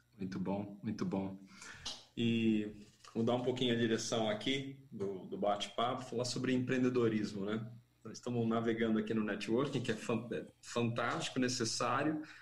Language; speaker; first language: Portuguese; native; Portuguese